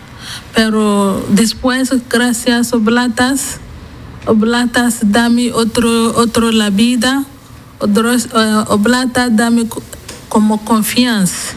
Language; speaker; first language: Spanish; non-native, learner; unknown